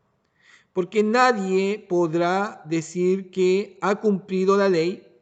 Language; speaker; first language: Spanish; native; Spanish